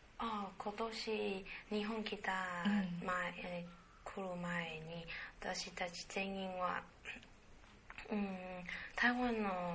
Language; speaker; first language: Japanese; non-native, learner; Chinese